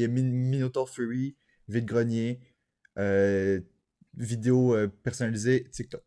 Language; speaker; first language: French; native; French